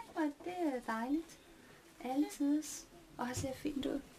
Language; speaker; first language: Danish; native; Danish